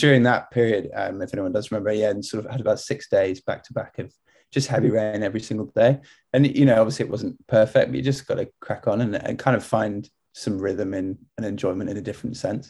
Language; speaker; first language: English; native; English